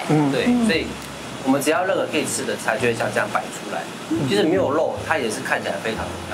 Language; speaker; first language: Chinese; native; Chinese